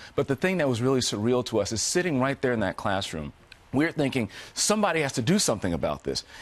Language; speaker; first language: English; native; English